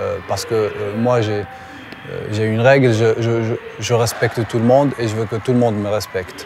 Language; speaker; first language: French; non-native, local second language; Arabic